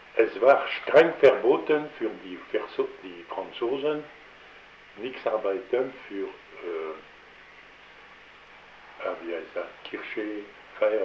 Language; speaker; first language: German; non-native, learner; French